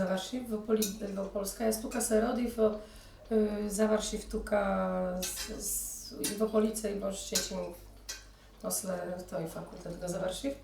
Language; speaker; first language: Macedonian; early bilingual, heritage; Polish